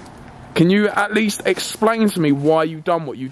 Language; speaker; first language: English; native; English